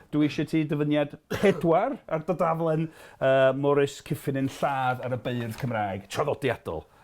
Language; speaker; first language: Welsh; non-native, fluent; English